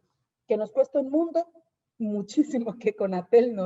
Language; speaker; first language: Spanish; native; Spanish